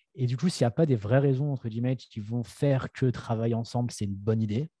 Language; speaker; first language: French; native; French